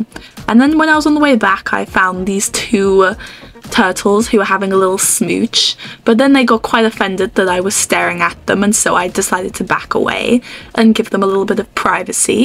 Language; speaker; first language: English; native; English